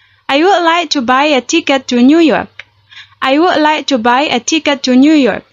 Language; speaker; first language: English; non-native, fluent; Indonesian